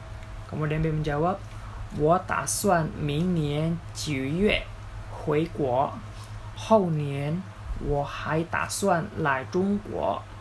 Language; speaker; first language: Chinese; non-native, learner; Indonesian